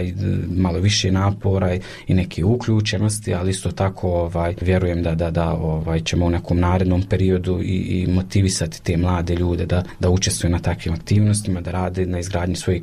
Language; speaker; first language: Serbian; native; Serbian